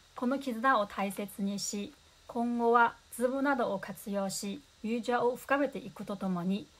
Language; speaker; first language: Japanese; non-native, fluent; Chinese